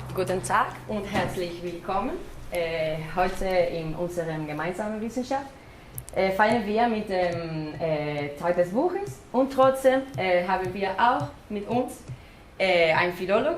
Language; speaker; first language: German; non-native, learner; Spanish